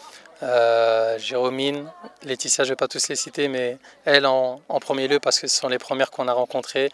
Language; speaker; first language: French; native; French